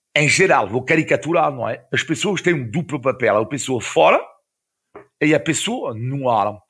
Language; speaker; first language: Portuguese; non-native, fluent; French